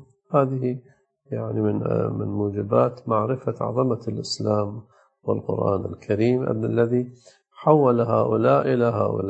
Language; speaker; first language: Arabic; native; Arabic